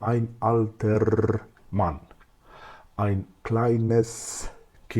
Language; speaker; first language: German; non-native, fluent; Macedonian